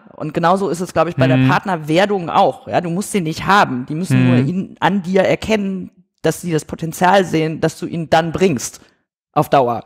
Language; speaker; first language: German; native; German